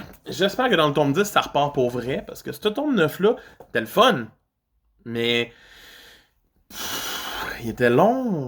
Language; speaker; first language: French; native; French